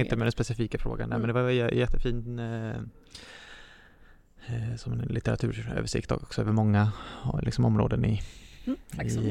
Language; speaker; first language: Swedish; native; Swedish